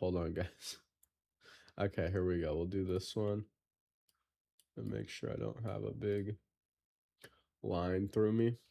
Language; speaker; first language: English; native; English